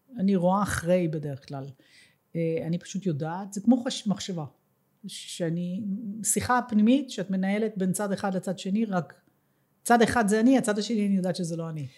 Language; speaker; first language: Hebrew; native; Hebrew